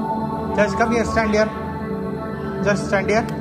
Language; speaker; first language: English; non-native, local second language; Hindi